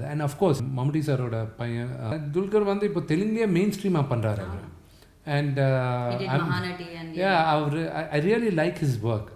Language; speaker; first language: Tamil; non-native, local second language; Telugu